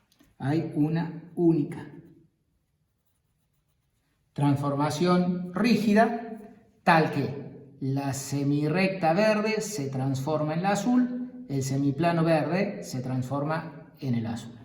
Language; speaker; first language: Spanish; native; Spanish